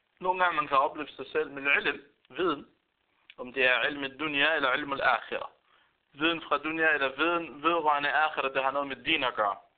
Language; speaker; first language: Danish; non-native, fluent; Arabic